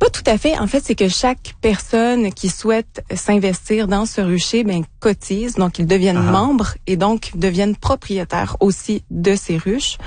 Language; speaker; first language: French; native; French